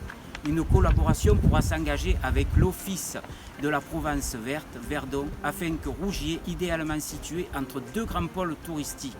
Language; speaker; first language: French; native; French